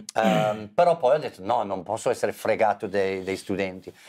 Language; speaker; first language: Italian; non-native, fluent; English